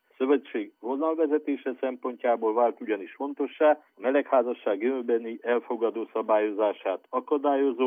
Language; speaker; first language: Hungarian; native; Hungarian